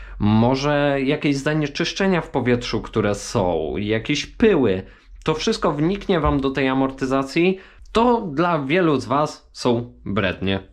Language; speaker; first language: Polish; native; Polish